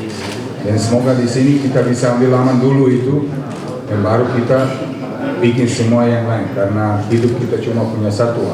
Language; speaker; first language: Indonesian; non-native, fluent; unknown